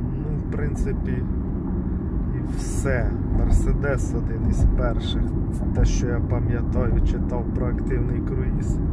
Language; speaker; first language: Ukrainian; non-native, local second language; Russian